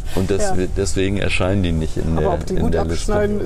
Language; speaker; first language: German; native; German